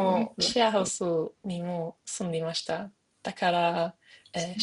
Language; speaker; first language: Japanese; non-native, learner; German